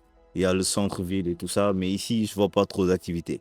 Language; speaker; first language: French; non-native, local second language; Wolof